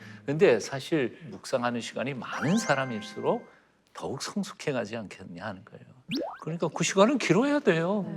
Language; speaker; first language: Korean; native; Korean